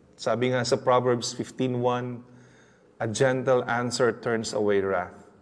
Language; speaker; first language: Filipino; native; Filipino